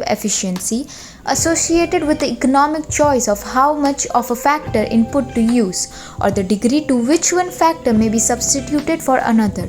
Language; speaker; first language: English; non-native, local second language; Gujarati